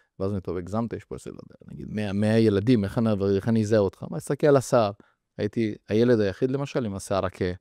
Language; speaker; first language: Hebrew; early bilingual, other home language; Russian